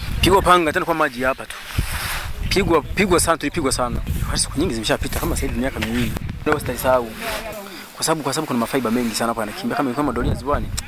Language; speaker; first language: Swahili; non-native, local second language; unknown